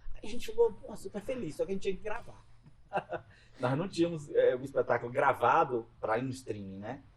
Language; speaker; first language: Portuguese; native; Portuguese